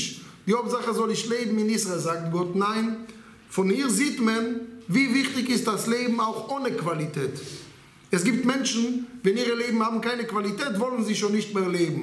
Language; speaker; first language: German; non-native, learner; Hebrew